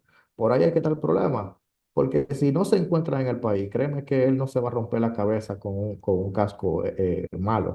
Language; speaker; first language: Spanish; native; Spanish